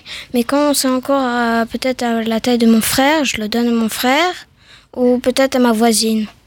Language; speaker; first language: French; non-native, learner; German